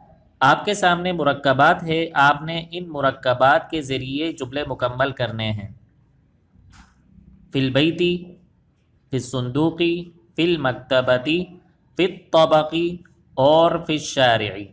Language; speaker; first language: Urdu; native; Urdu